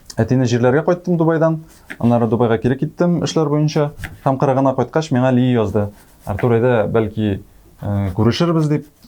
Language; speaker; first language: Tatar; native; Tatar